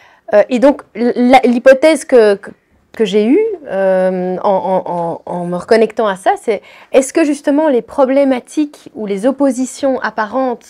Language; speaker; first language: French; native; French